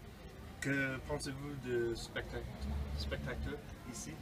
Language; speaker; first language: French; non-native, learner; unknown